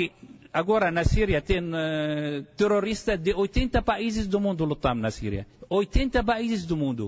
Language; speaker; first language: Portuguese; non-native, fluent; Arabic